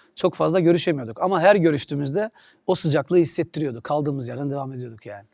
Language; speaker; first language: Turkish; native; Turkish